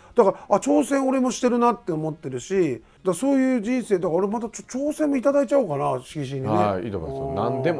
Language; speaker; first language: Japanese; native; Japanese